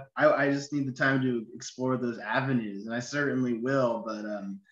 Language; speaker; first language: English; native; English